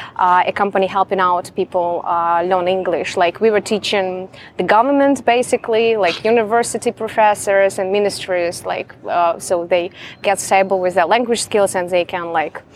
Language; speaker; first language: English; non-native, fluent; Russian